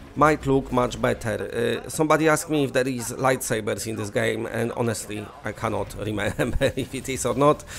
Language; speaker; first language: English; non-native, fluent; Polish